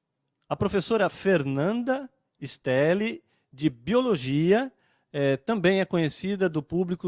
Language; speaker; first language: Portuguese; native; Portuguese